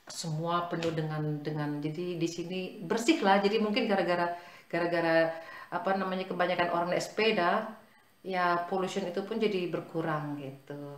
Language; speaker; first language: Indonesian; native; Indonesian